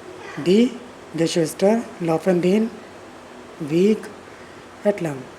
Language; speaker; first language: German; non-native, learner; Urdu